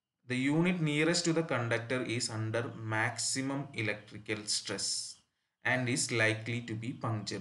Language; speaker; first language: English; non-native, local second language; Malayalam